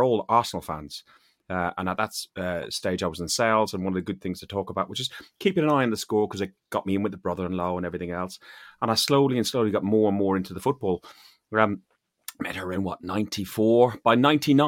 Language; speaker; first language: English; native; English